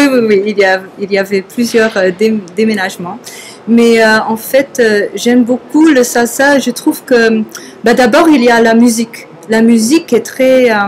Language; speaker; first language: French; non-native, fluent; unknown